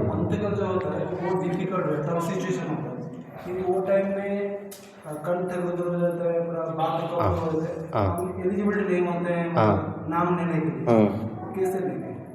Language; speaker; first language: Hindi; non-native, local second language; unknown